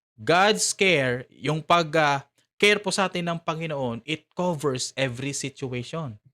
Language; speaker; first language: Filipino; non-native, local second language; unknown